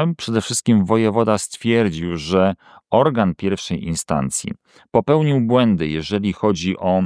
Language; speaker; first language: Polish; native; Polish